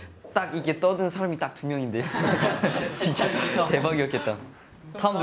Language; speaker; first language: Korean; native; Korean